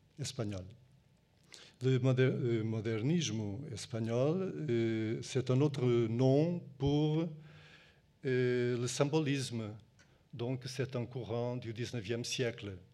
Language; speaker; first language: French; non-native, fluent; Portuguese